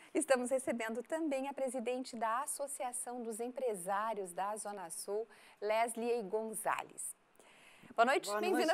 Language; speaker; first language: Portuguese; native; Portuguese